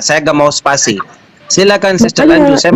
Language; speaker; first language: Indonesian; non-native, learner; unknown